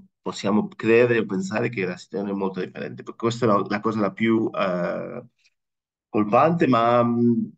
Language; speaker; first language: Italian; non-native, fluent; Spanish